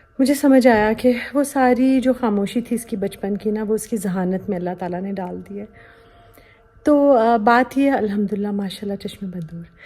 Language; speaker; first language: Urdu; native; Urdu